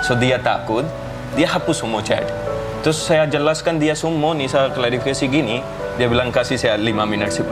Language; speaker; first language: Indonesian; non-native, fluent; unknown